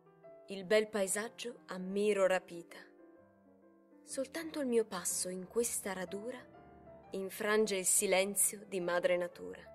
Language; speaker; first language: Italian; native; Italian